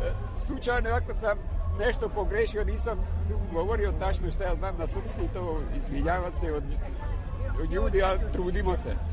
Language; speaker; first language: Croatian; non-native, local second language; Hungarian